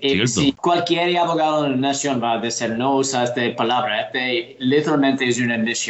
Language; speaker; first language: Spanish; non-native, learner; English